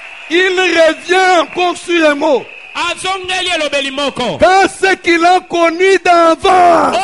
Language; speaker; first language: French; non-native, local second language; Lingala